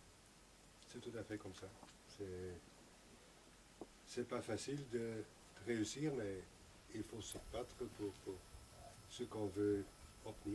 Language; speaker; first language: French; non-native, local second language; Dutch